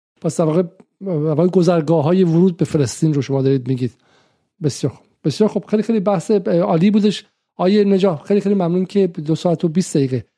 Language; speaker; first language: Persian; native; Persian